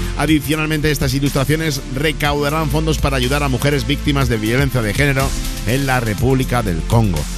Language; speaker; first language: Spanish; native; Spanish